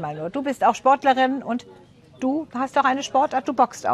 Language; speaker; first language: German; native; German